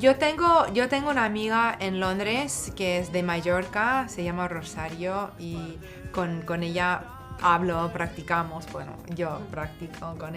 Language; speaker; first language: Spanish; non-native, fluent; English